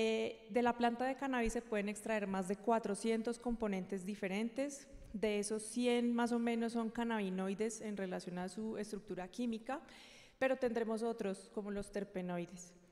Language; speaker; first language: Spanish; native; Spanish